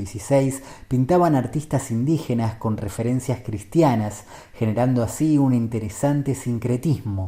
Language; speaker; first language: Spanish; native; Spanish